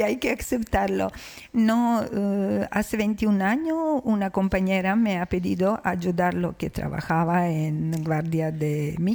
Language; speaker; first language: Spanish; non-native, learner; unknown